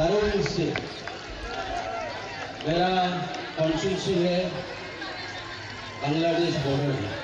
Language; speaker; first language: Hindi; non-native, local second language; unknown